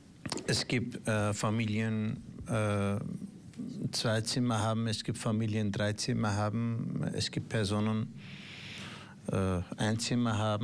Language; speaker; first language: German; non-native, fluent; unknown